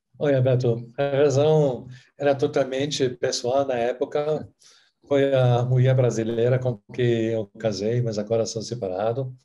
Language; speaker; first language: Portuguese; non-native, fluent; German